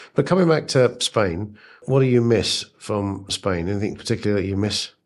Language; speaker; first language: English; native; English